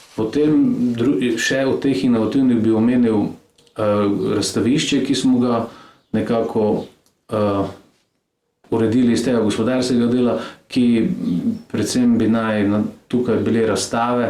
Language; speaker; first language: Slovenian; native; Slovenian